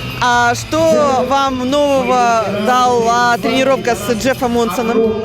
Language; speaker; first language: Russian; native; Russian